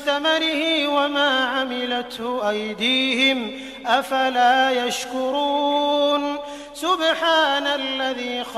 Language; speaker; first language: Arabic; native; Arabic